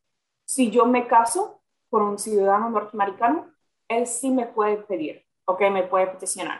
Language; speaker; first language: Spanish; non-native, fluent; English